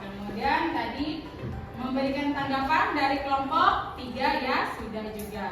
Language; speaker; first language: Indonesian; native; Indonesian